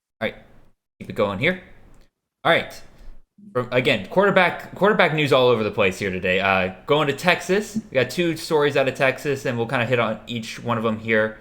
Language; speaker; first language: English; native; English